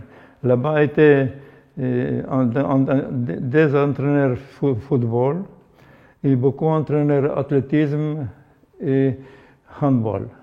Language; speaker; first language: French; non-native, learner; Polish